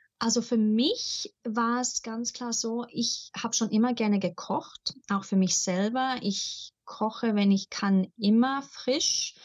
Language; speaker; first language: German; early bilingual, heritage; German